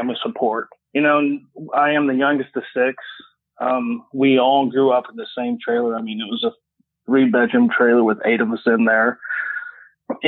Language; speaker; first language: English; native; English